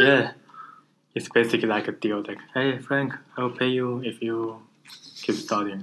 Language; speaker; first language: English; non-native, learner; Chinese